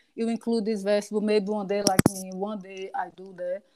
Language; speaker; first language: English; non-native, fluent; Portuguese